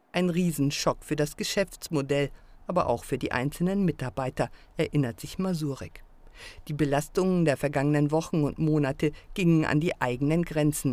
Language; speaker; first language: German; native; German